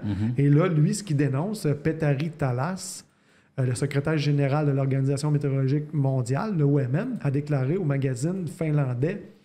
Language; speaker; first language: French; native; French